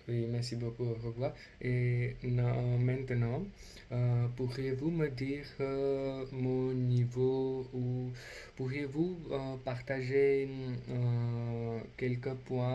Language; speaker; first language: French; non-native, learner; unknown